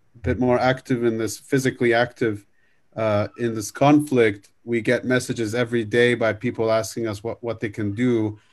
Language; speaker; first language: English; native; English